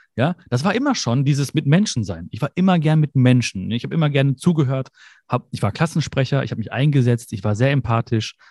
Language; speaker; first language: German; early bilingual, other home language; Malayalam